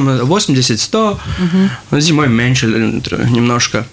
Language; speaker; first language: Russian; non-native, local second language; Latvian